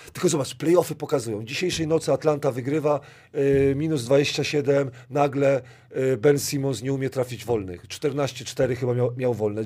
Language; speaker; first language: Polish; native; Polish